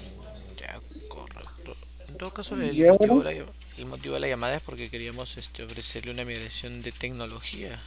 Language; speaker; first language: Spanish; native; Spanish